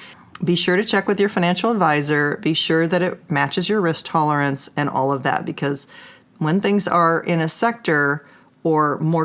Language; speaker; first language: English; native; English